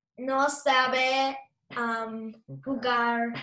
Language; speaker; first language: Spanish; non-native, learner; English